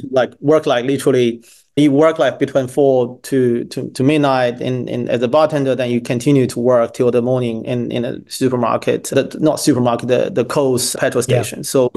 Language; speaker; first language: English; non-native, fluent; Chinese